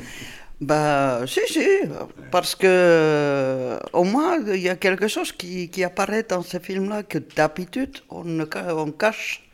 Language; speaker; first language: French; non-native, fluent; Finnish